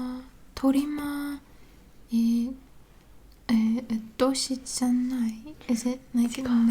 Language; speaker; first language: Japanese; non-native, learner; English